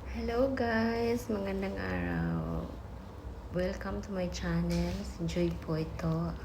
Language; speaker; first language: Filipino; non-native, local second language; Waray